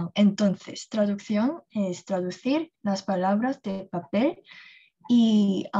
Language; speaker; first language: Spanish; non-native, fluent; Korean